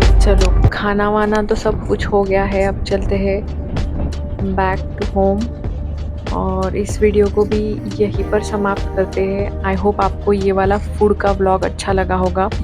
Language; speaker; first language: Hindi; non-native, local second language; Marathi